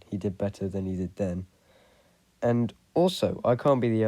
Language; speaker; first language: English; native; English